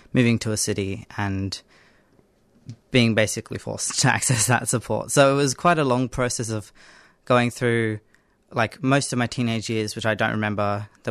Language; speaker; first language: English; native; English